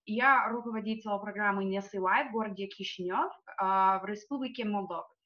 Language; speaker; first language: Russian; non-native, fluent; English